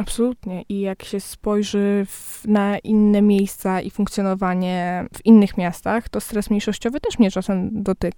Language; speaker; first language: Polish; native; Polish